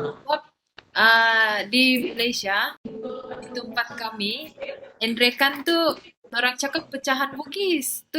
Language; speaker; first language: Malay; native; Malay